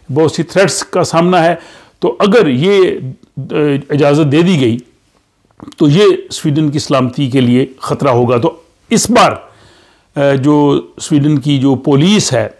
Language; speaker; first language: Urdu; native; Urdu